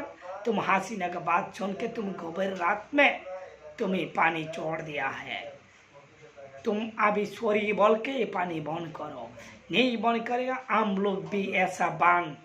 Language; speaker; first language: Hindi; non-native, learner; Bangla